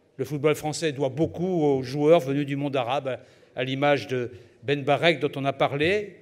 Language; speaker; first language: French; native; French